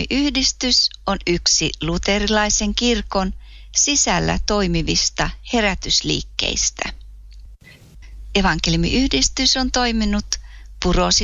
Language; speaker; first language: Finnish; native; Finnish